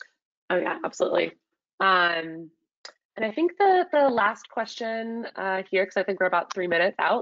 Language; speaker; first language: English; native; English